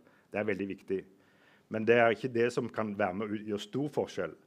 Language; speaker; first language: Norwegian; native; Norwegian